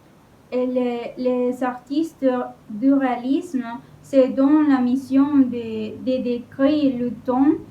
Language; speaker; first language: French; non-native, learner; Spanish